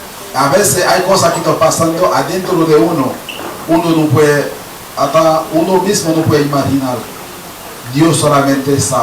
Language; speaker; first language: Spanish; non-native, learner; Haitian Creole